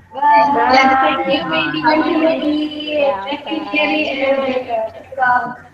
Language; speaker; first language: English; non-native, learner; Indonesian